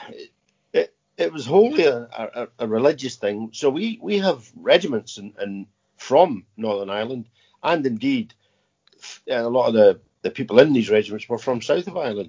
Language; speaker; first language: English; native; English